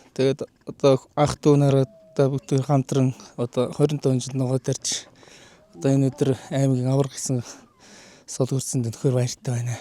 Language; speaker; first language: Mongolian; non-native, local second language; Kazakh